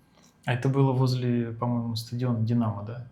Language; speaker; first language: Russian; native; Russian